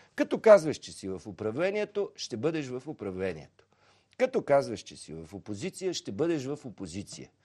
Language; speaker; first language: Bulgarian; native; Bulgarian